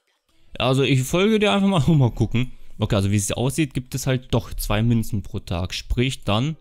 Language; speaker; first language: German; native; German